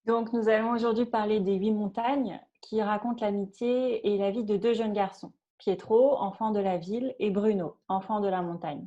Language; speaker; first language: French; native; French